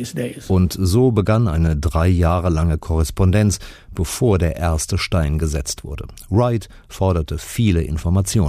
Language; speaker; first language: German; native; German